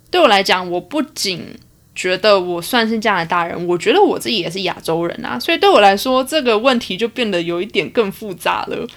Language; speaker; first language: Chinese; early bilingual, heritage; Chinese